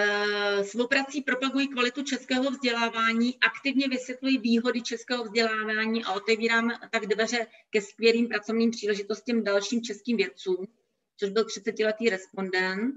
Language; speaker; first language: Czech; native; Czech